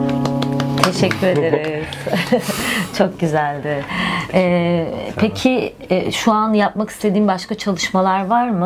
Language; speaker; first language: Turkish; native; Turkish